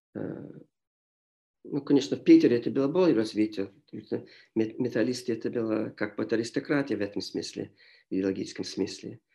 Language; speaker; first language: Russian; non-native, fluent; English